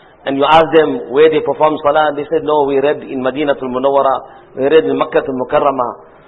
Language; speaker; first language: English; native; English